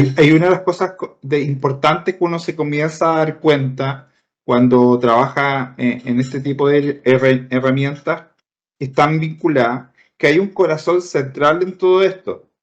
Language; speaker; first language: Spanish; native; Spanish